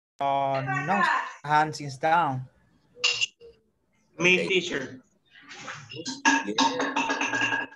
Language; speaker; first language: English; non-native, learner; Spanish